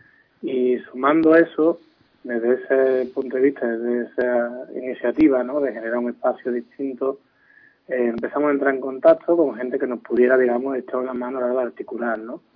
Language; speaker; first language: Spanish; native; Spanish